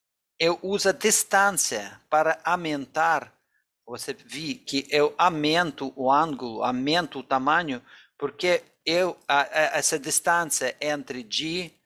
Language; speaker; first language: Portuguese; non-native, fluent; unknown